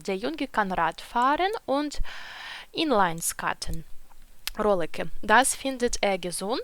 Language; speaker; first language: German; non-native, fluent; Ukrainian